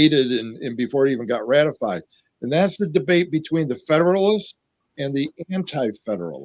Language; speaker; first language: English; native; English